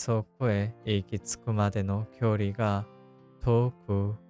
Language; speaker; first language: Japanese; non-native, learner; Korean